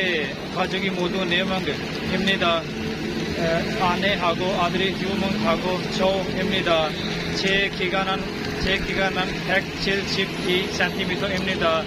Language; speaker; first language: Korean; non-native, learner; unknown